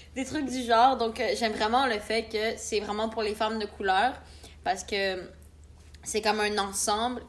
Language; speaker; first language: French; native; French